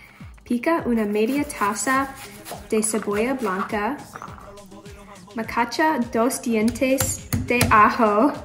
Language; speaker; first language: Spanish; non-native, learner; English